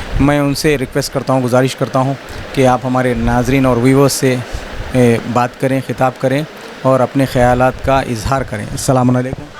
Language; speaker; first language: Urdu; native; Urdu